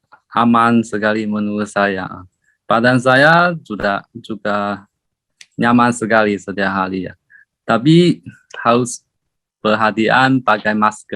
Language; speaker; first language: Indonesian; non-native, learner; Chinese